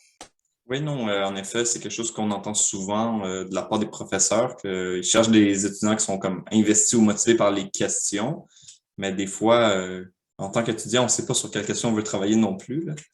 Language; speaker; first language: French; native; French